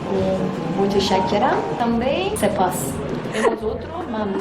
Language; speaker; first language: Portuguese; non-native, fluent; Persian